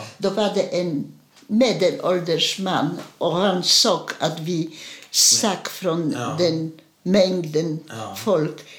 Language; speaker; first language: Swedish; non-native, fluent; Polish